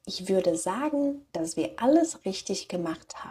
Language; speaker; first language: German; non-native, fluent; Slovak